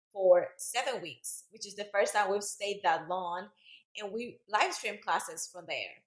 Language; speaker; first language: English; non-native, fluent; Spanish